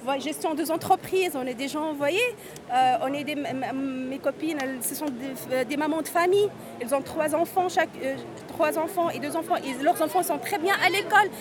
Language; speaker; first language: French; non-native, local second language; Arabic